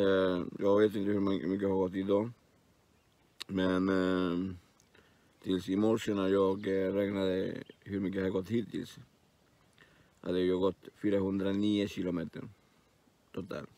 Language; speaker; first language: Swedish; non-native, learner; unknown